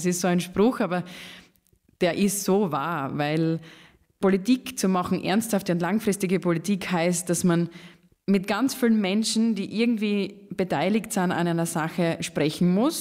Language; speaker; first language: German; native; German